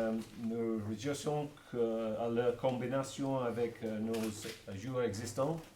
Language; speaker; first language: French; non-native, learner; English